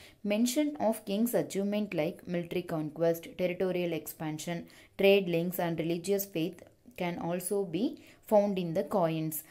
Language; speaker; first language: English; non-native, local second language; Tamil